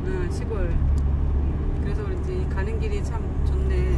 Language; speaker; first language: Korean; native; Korean